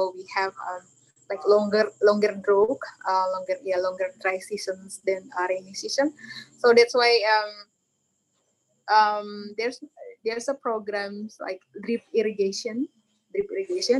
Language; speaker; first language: English; non-native, learner; Indonesian